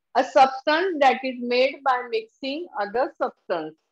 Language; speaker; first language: English; non-native, local second language; Marathi